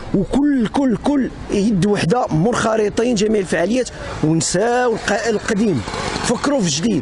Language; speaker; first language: Arabic; native; Arabic